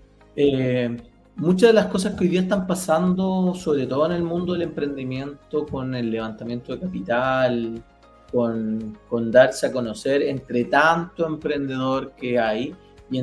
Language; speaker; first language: Spanish; native; Spanish